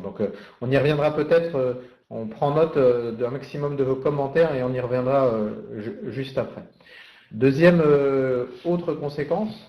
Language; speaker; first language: French; native; French